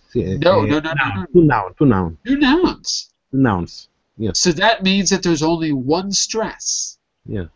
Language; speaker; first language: English; native; English